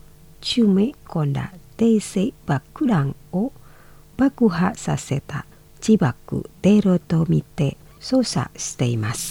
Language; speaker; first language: Japanese; non-native, fluent; Indonesian